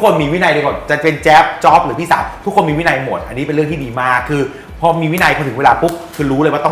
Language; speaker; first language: Thai; native; Thai